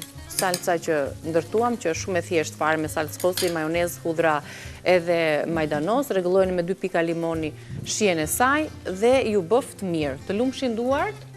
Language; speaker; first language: Albanian; native; Albanian